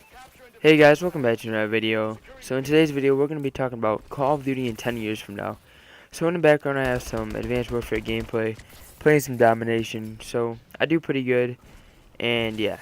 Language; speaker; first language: English; native; English